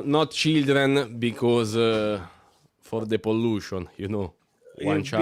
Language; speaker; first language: English; non-native, learner; Italian